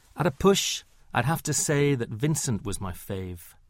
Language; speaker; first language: English; native; English